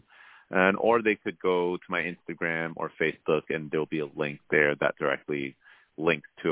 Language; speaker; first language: English; native; English